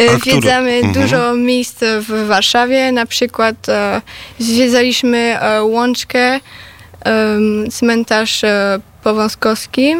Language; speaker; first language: Polish; early bilingual, heritage; Polish